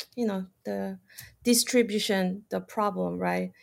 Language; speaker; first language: English; non-native, fluent; Korean